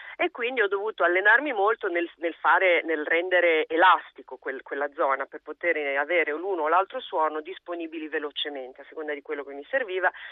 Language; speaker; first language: Italian; native; Italian